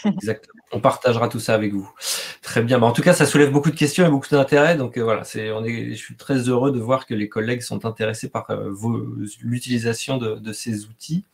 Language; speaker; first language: French; native; French